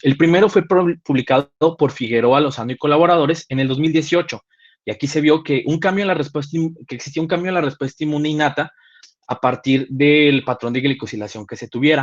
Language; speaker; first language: Spanish; native; Spanish